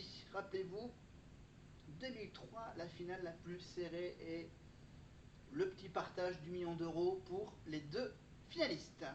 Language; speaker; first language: French; native; French